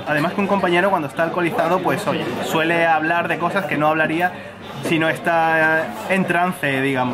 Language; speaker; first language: Spanish; native; Spanish